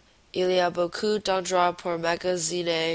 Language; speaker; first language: French; non-native, learner; English